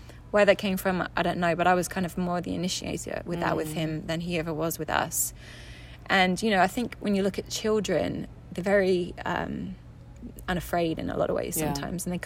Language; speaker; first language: English; native; English